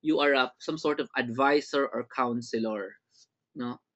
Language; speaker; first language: English; non-native, local second language; Filipino